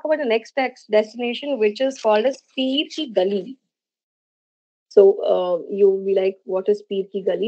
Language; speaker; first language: English; non-native, local second language; Hindi